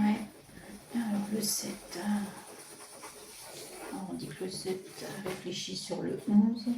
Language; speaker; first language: French; native; French